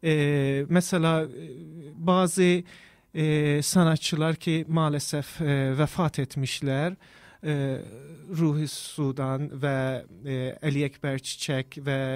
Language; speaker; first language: Turkish; non-native, fluent; Persian